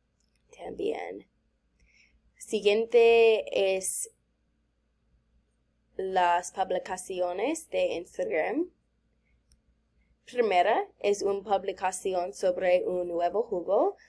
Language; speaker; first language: Spanish; non-native, learner; English